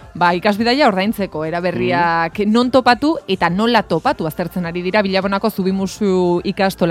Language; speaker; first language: Basque; native; Basque